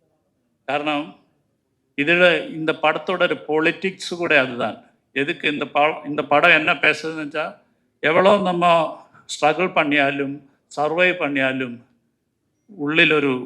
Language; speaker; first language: Tamil; non-native, learner; Malayalam